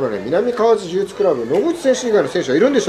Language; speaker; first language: Japanese; native; Japanese